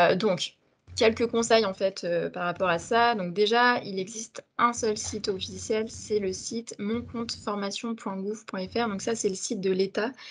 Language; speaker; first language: French; native; French